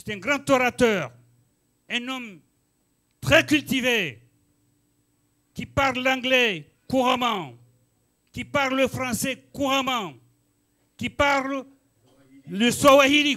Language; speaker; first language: French; non-native, local second language; Ngazidja Comorian